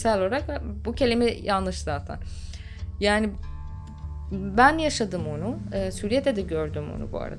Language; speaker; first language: Turkish; non-native, fluent; Arabic